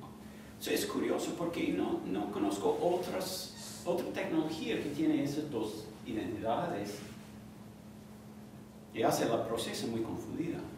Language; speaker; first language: Spanish; non-native, fluent; English